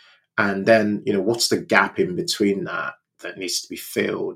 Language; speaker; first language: English; non-native, local second language; Yoruba